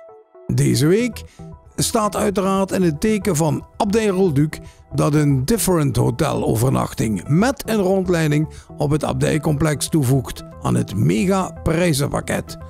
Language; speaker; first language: Dutch; native; Dutch